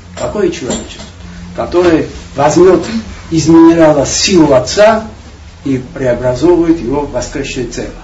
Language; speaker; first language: Russian; non-native, local second language; Georgian